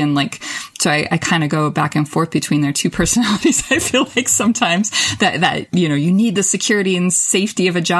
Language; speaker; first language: English; native; English